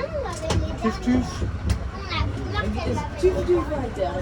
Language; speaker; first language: German; native; German